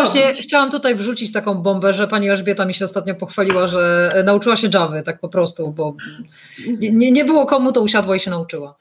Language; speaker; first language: Polish; native; Polish